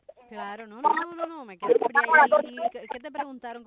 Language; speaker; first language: Spanish; native; Spanish